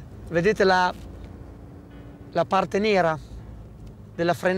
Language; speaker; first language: Italian; native; Italian